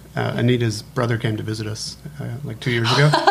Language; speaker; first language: English; native; English